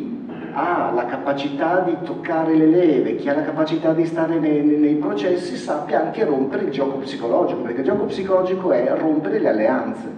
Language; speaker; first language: Italian; native; Italian